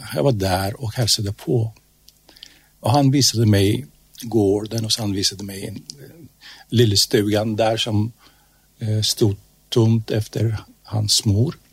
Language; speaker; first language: Swedish; non-native, fluent; Persian